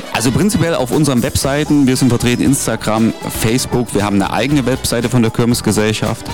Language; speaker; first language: German; native; German